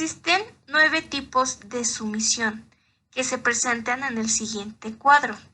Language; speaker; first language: Spanish; native; Spanish